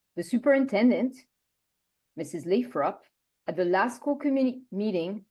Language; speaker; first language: English; non-native, fluent; French